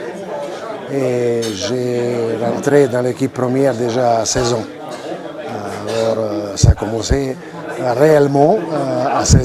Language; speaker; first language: French; non-native, fluent; Croatian